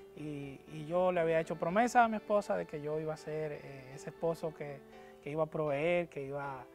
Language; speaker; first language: Spanish; native; Spanish